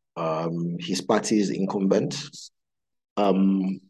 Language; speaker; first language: English; non-native, local second language; Yoruba